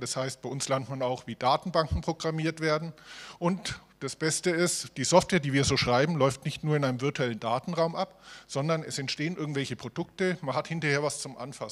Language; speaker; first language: German; native; German